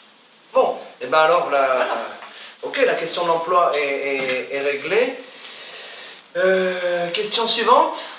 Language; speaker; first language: French; native; French